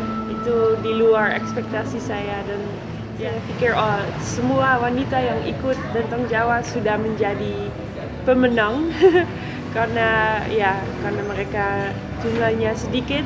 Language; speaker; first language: Indonesian; non-native, fluent; Dutch